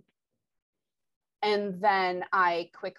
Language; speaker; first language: English; native; English